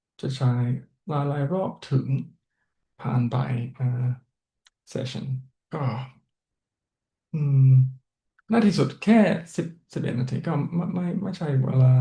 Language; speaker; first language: Thai; non-native, learner; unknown